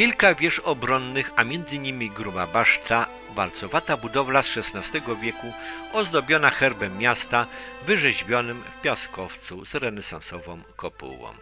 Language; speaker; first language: Polish; native; Polish